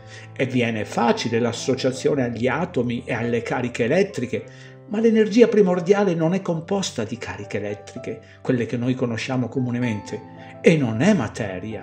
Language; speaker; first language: Italian; native; Italian